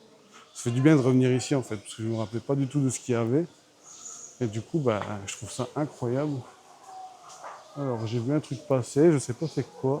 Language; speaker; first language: French; native; French